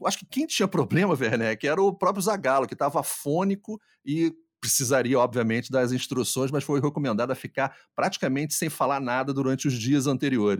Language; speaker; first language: Portuguese; native; Portuguese